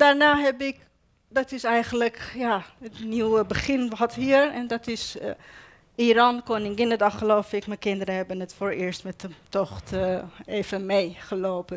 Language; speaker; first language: Dutch; non-native, fluent; Persian